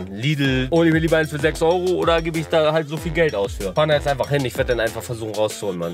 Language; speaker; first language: German; native; German